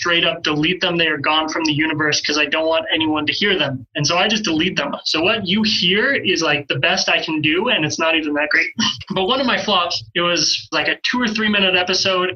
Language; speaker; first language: English; native; English